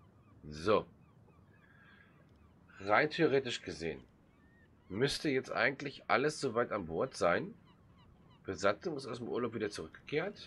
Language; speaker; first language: German; native; German